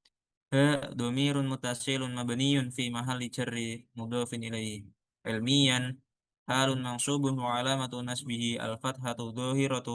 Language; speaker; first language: Arabic; non-native, learner; Indonesian